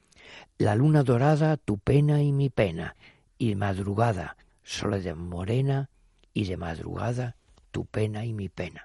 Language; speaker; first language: Spanish; native; Spanish